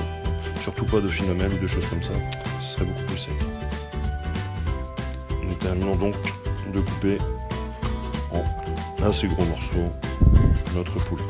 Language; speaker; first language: French; native; French